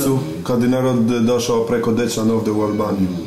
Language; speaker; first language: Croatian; non-native, local second language; Albanian